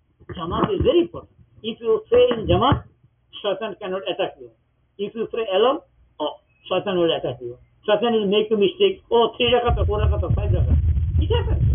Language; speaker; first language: English; non-native, local second language; Bangla